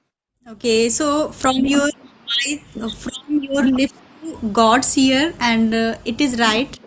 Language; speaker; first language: English; non-native, learner; Hindi